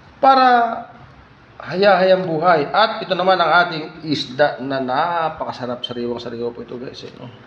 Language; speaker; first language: Filipino; non-native, local second language; Waray